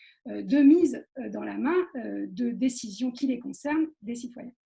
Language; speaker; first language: French; native; French